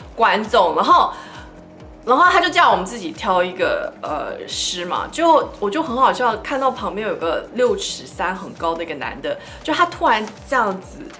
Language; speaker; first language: Chinese; early bilingual, heritage; Chinese